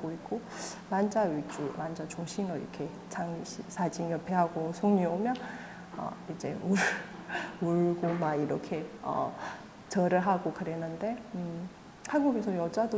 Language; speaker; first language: Korean; non-native, fluent; Chinese